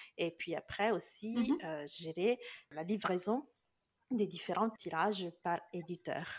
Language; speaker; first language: French; non-native, fluent; Italian